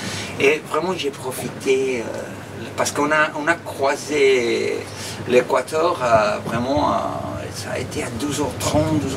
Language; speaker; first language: French; non-native, fluent; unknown